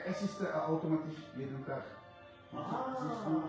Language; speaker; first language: German; non-native, fluent; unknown